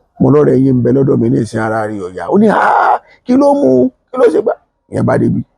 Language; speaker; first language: Yoruba; native; Yoruba